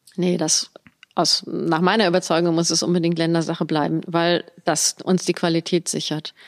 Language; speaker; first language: German; native; German